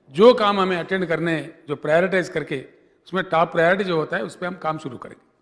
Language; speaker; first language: Hindi; non-native, local second language; Telugu